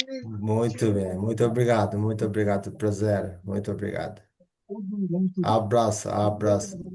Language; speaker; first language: Portuguese; non-native, learner; Bangla